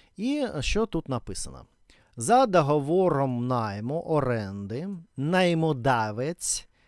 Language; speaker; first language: Ukrainian; non-native, learner; Russian